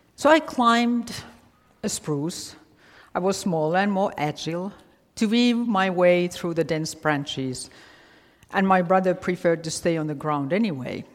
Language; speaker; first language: English; non-native, fluent; Finnish